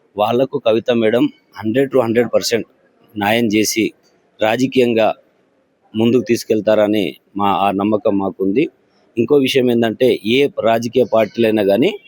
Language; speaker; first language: Telugu; non-native, local second language; Lambadi